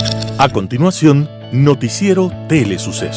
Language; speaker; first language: Spanish; native; Spanish